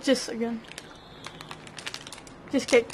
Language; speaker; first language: English; non-native, learner; Indonesian